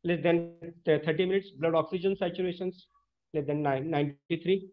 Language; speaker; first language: English; non-native, local second language; Marathi